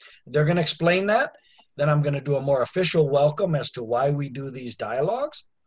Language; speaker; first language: English; native; English